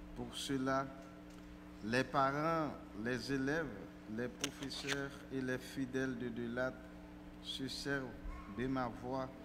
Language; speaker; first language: French; native; French